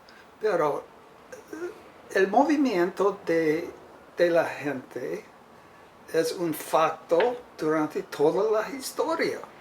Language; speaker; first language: Spanish; non-native, fluent; English